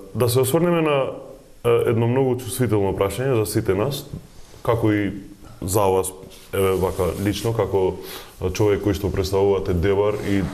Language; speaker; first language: Macedonian; non-native, local second language; Albanian